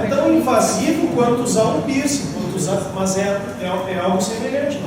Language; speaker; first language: Portuguese; native; Portuguese